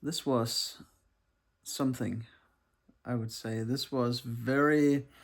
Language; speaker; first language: English; non-native, fluent; Danish